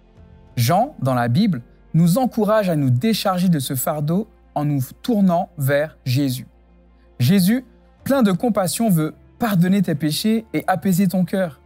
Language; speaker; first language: French; native; French